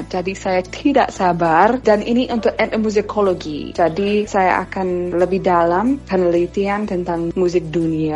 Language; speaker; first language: Indonesian; non-native, fluent; English